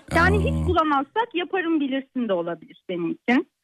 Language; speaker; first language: Turkish; native; Turkish